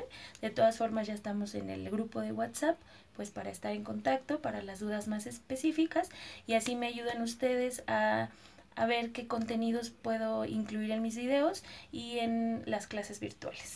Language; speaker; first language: Spanish; native; Spanish